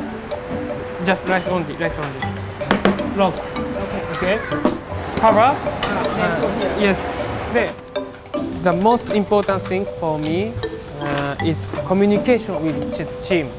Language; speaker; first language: English; non-native, learner; Japanese